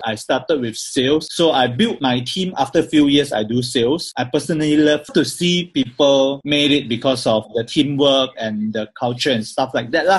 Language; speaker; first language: English; non-native, local second language; Chinese